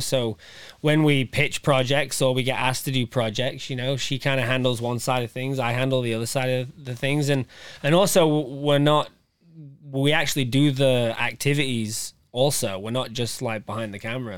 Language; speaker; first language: English; native; English